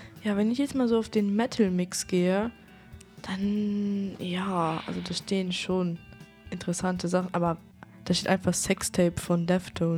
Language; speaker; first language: German; native; German